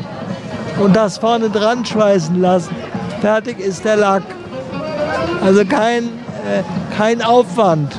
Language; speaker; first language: German; native; German